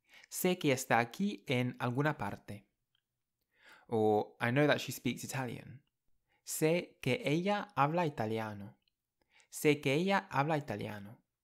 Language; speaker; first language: Spanish; non-native, fluent; English